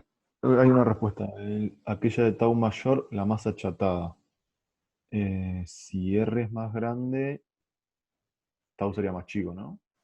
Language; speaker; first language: Spanish; native; Spanish